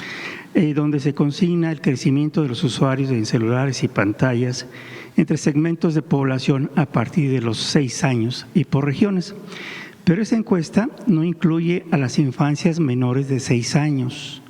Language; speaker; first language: Spanish; native; Spanish